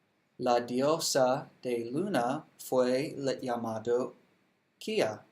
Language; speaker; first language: Spanish; non-native, learner; English